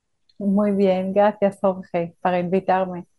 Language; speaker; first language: Spanish; non-native, fluent; Hebrew